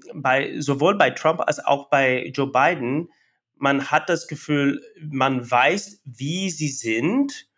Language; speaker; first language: German; non-native, fluent; English